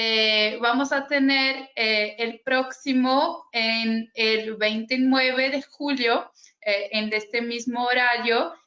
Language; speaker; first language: Spanish; non-native, fluent; Portuguese